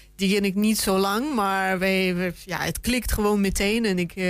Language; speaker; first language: Dutch; non-native, fluent; Russian